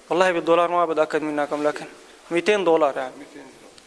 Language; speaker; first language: Arabic; native; Arabic